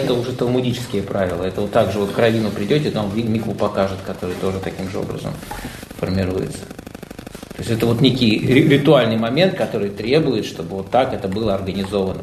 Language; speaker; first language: Russian; native; Russian